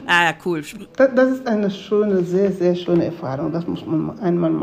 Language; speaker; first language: German; non-native, fluent; Spanish